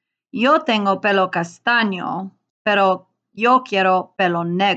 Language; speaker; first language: Spanish; non-native, learner; English